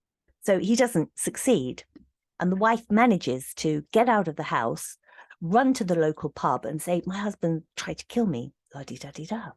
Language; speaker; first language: English; native; English